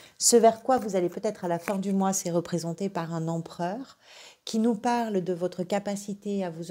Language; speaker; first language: French; native; French